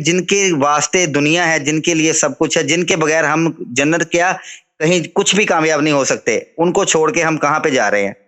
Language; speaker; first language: Urdu; non-native, local second language; Punjabi